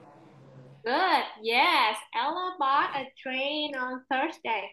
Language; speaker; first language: English; non-native, fluent; Vietnamese